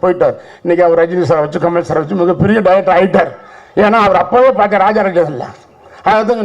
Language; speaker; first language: Tamil; native; Tamil